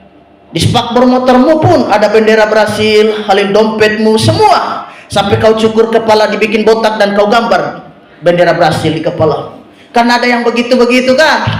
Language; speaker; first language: Indonesian; native; Indonesian